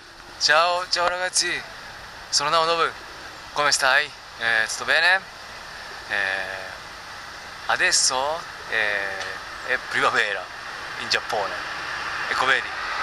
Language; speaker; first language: Italian; non-native, learner; Japanese